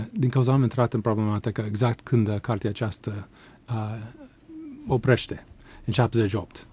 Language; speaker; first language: Romanian; non-native, fluent; English